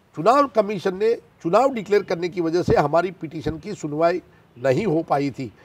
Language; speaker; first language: Hindi; non-native, local second language; Gujarati